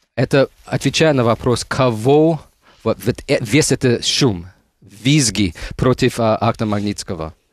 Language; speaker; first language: Russian; non-native, fluent; English